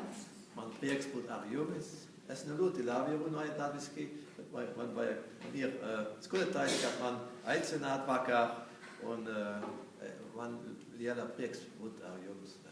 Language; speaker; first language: Latvian; non-native, learner; French